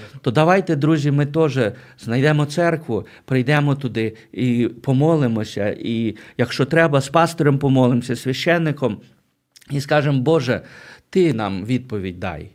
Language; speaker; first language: Ukrainian; native; Ukrainian